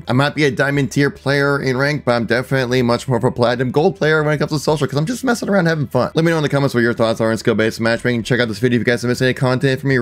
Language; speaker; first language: English; native; English